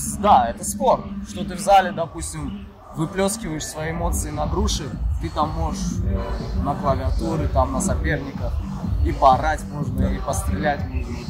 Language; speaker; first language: Russian; non-native, local second language; Uzbek